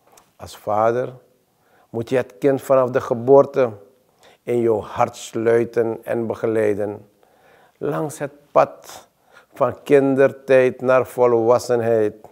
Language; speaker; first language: Dutch; native; Dutch